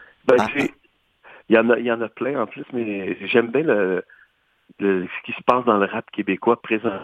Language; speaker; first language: French; native; French